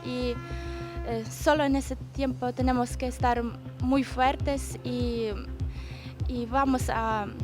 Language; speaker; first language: Spanish; non-native, fluent; Ukrainian